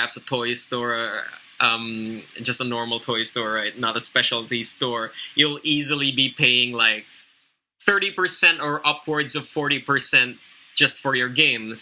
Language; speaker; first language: English; non-native, local second language; Filipino